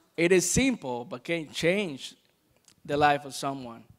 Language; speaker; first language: English; non-native, fluent; Spanish